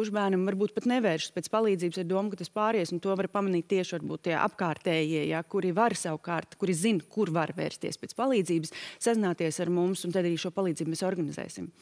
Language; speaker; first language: Latvian; native; Latvian